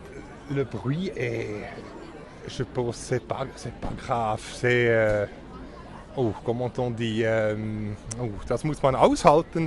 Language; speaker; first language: French; non-native, local second language; German